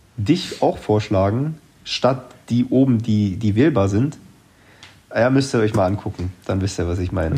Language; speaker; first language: German; native; German